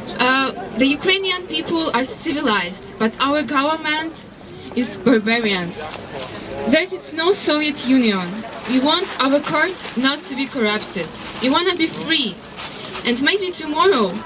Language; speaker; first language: English; non-native, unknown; Ukrainian